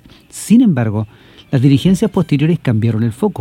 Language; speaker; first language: Spanish; native; Spanish